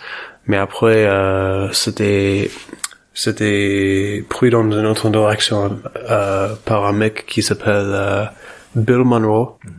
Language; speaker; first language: French; non-native, learner; English